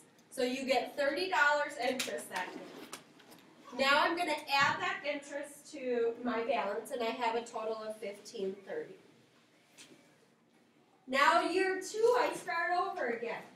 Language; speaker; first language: English; native; English